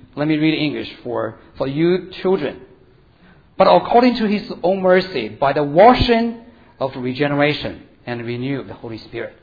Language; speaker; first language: English; non-native, learner; Chinese